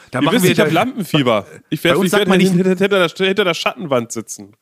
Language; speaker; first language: German; native; German